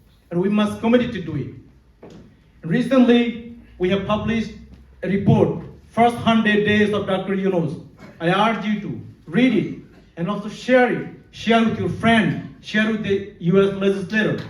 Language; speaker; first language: English; non-native, local second language; Bangla